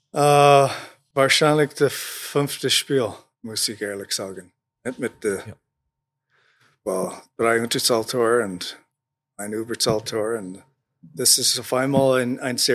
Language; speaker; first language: German; non-native, learner; English